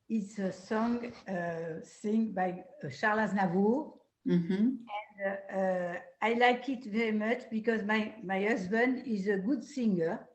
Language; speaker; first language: English; non-native, learner; French